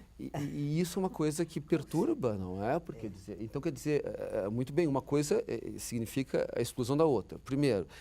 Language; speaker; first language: Portuguese; native; Portuguese